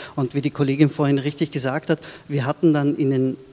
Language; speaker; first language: German; early bilingual, other home language; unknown